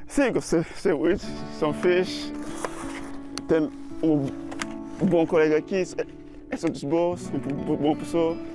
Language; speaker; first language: Portuguese; non-native, learner; Wolof